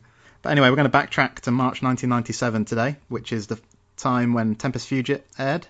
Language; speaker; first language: English; native; English